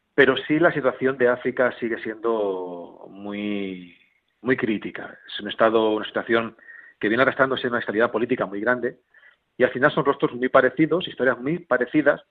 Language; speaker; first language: Spanish; native; Spanish